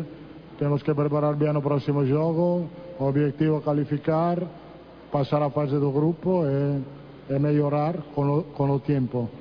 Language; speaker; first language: Portuguese; non-native, learner; Italian